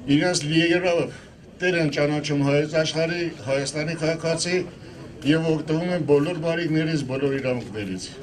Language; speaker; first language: Armenian; non-native, local second language; Kurdish